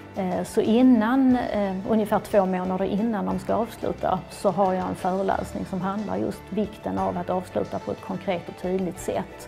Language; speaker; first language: Swedish; native; Swedish